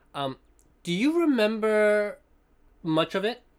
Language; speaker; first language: English; non-native, local second language; Cantonese